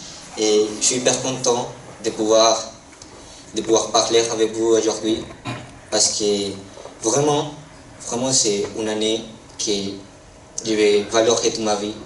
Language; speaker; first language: French; non-native, fluent; Spanish